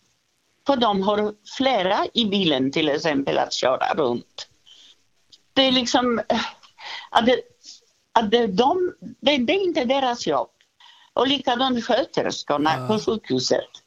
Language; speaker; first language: Swedish; non-native, fluent; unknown